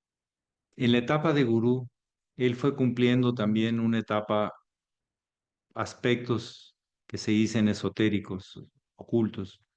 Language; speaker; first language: Spanish; native; Spanish